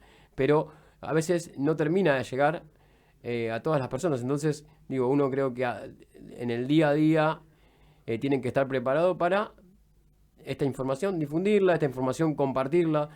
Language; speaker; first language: Spanish; native; Spanish